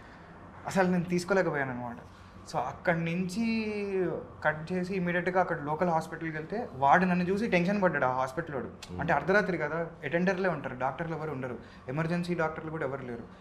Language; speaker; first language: Telugu; native; Telugu